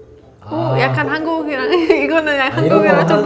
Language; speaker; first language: Korean; non-native, learner; Persian